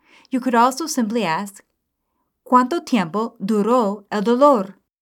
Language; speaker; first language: Spanish; non-native, fluent; English